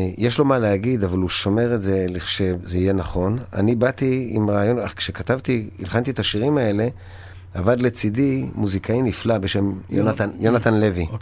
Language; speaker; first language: Hebrew; native; Hebrew